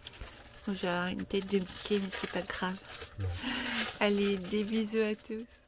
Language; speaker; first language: French; native; French